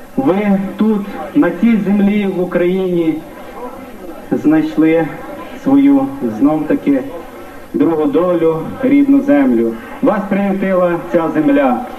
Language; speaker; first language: Ukrainian; native; Ukrainian